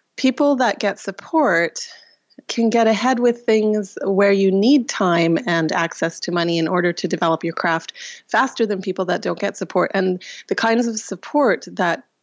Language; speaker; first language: English; non-native, fluent; Russian